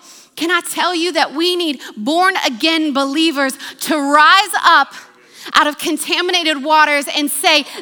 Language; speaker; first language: English; native; English